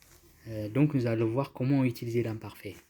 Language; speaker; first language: French; non-native, fluent; Tigrinya